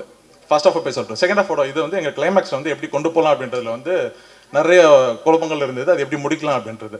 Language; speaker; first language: Tamil; native; Tamil